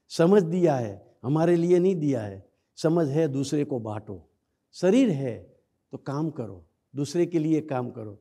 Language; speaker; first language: Hindi; non-native, local second language; Gujarati